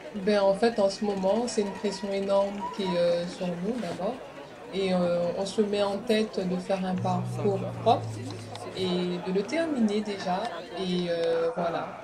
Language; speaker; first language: French; native; French